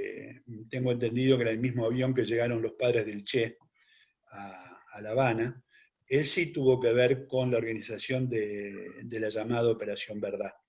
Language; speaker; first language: Spanish; native; Spanish